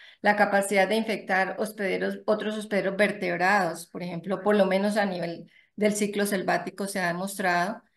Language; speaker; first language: Spanish; native; Spanish